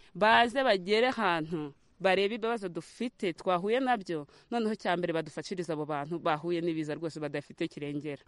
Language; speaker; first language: Kinyarwanda; native; Kinyarwanda